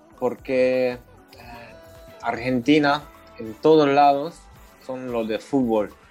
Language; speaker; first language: Spanish; non-native, learner; Japanese